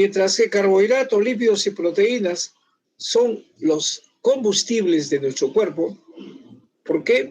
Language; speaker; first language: Spanish; native; Spanish